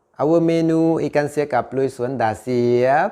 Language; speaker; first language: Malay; non-native, learner; Thai